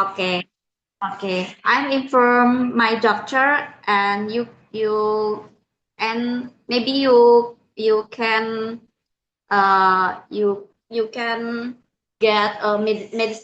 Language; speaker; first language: English; non-native, learner; Indonesian